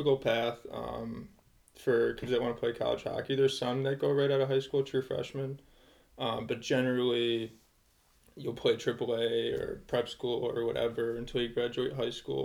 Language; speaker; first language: English; native; English